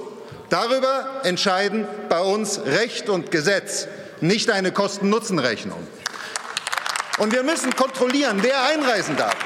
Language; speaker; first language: German; native; German